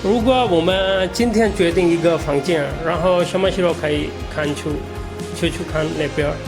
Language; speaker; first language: Chinese; non-native, learner; Urdu